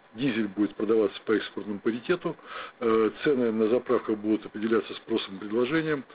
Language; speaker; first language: Russian; native; Russian